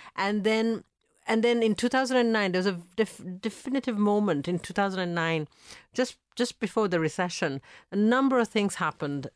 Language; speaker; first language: English; early bilingual, other home language; Italian